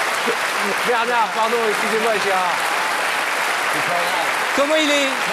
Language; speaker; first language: French; native; French